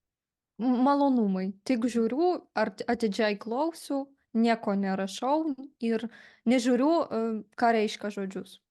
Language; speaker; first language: Lithuanian; non-native, fluent; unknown